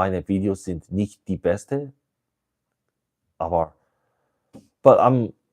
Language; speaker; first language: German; non-native, learner; English